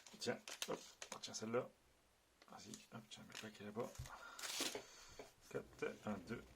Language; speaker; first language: French; native; French